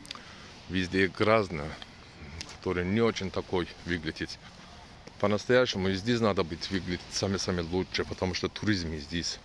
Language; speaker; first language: Russian; non-native, learner; Turkish